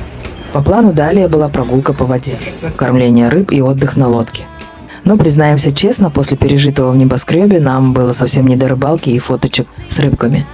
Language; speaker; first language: Russian; native; Russian